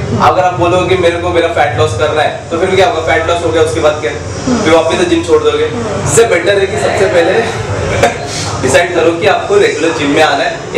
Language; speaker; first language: Hindi; native; Hindi